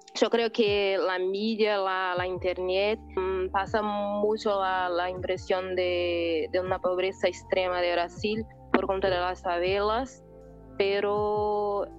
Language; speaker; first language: Spanish; non-native, learner; Portuguese